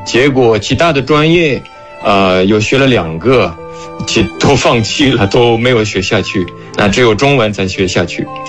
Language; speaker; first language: Chinese; non-native, fluent; French